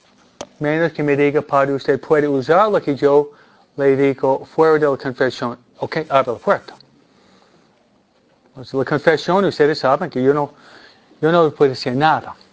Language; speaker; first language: Spanish; non-native, fluent; English